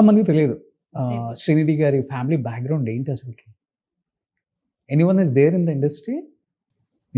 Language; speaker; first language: Telugu; native; Telugu